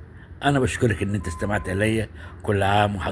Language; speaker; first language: Arabic; native; Arabic